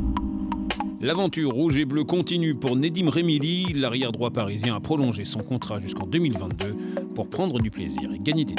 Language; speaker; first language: French; native; French